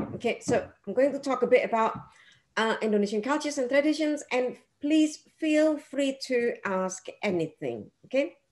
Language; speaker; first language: English; non-native, fluent; Indonesian